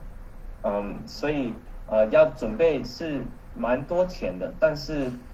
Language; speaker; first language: Chinese; early bilingual, heritage; Chinese